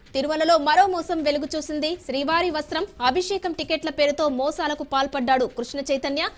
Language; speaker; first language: Telugu; native; Telugu